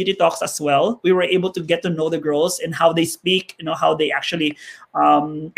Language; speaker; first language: English; non-native, local second language; Hiligaynon